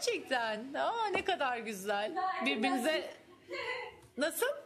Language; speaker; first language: Turkish; native; Turkish